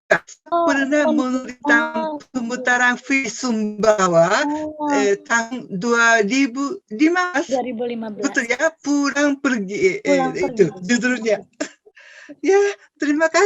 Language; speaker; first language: Indonesian; non-native, fluent; Japanese